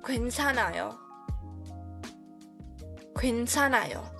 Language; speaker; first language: Korean; non-native, fluent; Burmese